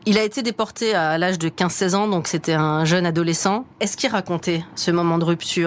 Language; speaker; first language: French; native; French